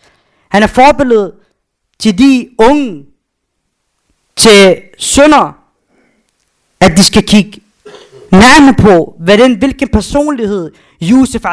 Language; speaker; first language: Danish; non-native, fluent; Arabic